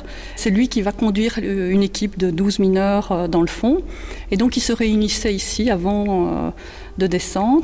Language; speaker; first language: French; native; French